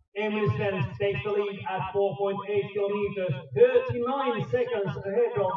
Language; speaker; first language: English; non-native, fluent; Finnish